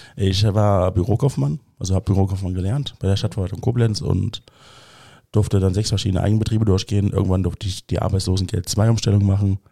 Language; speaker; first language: German; native; German